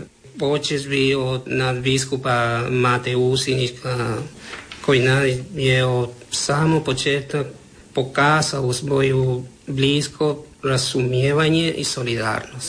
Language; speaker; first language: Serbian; non-native, learner; Spanish